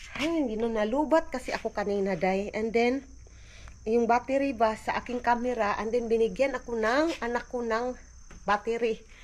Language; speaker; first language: Filipino; non-native, local second language; Cebuano